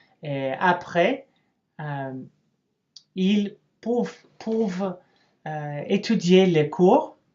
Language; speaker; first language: French; non-native, learner; English